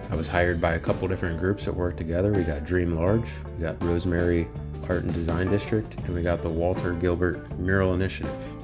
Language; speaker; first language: English; native; English